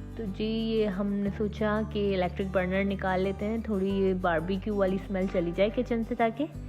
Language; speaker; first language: Urdu; native; Urdu